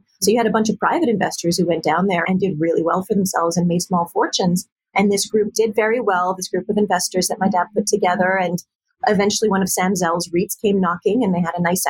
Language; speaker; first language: English; native; English